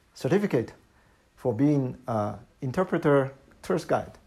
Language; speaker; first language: English; non-native, fluent; Chinese